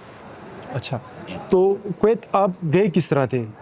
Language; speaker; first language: Urdu; native; Urdu